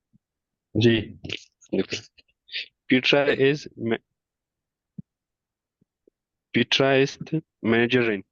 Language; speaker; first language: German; non-native, learner; Urdu